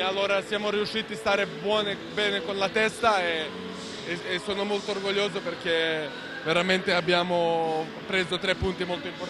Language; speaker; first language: Italian; non-native, fluent; Serbian